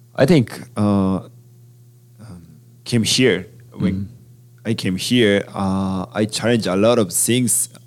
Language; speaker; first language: English; non-native, learner; Japanese